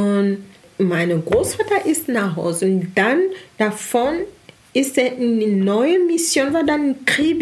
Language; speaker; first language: German; non-native, learner; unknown